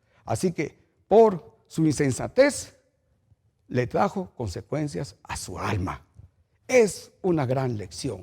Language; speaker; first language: Spanish; native; Spanish